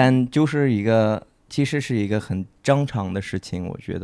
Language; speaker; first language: Chinese; non-native, fluent; English